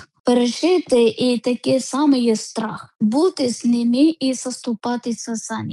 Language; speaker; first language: Ukrainian; non-native, learner; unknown